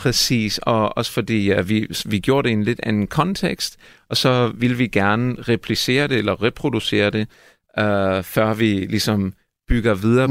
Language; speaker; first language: Danish; non-native, fluent; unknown